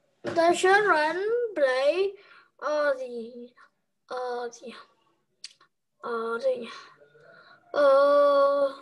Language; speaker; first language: English; non-native, learner; Vietnamese